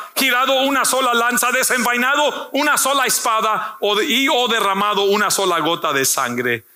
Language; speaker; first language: Spanish; early bilingual, heritage; Spanish